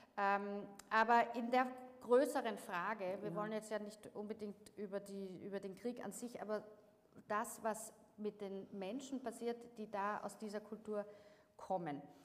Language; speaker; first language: German; native; German